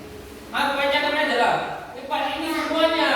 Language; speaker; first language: Indonesian; native; Indonesian